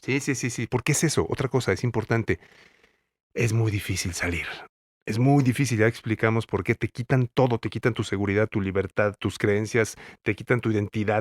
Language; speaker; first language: Spanish; native; Spanish